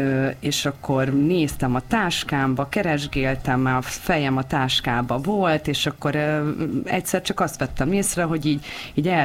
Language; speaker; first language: Hungarian; native; Hungarian